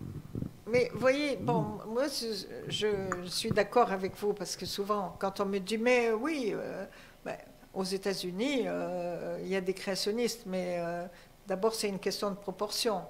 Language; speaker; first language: French; non-native, local second language; Arabic